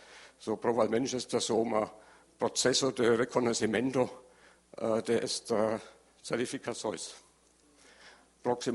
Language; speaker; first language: Portuguese; non-native, learner; German